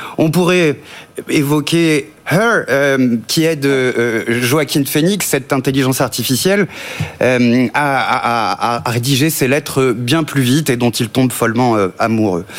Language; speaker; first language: French; native; French